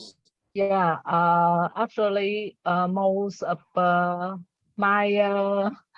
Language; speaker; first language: English; non-native, learner; Vietnamese